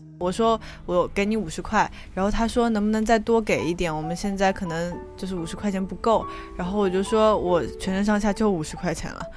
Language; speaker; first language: Chinese; native; Chinese